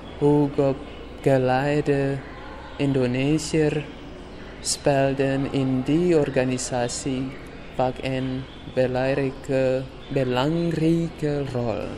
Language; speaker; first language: Dutch; non-native, learner; Indonesian